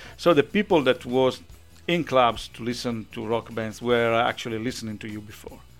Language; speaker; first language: English; non-native, fluent; Italian